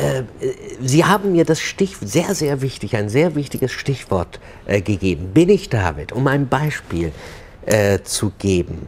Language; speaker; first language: German; early bilingual, other home language; Turkish